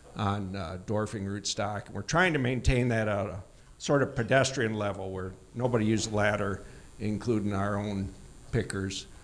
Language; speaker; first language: English; native; English